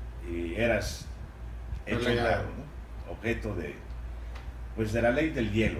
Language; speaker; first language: Spanish; native; Spanish